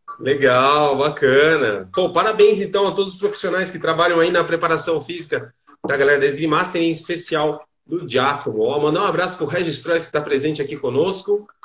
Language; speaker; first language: Portuguese; native; Portuguese